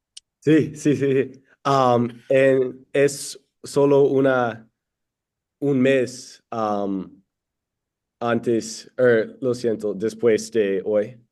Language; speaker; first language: Spanish; non-native, learner; English